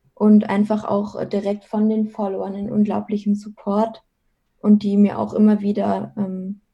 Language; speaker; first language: German; native; German